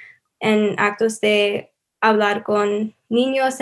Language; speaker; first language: Spanish; non-native, learner; English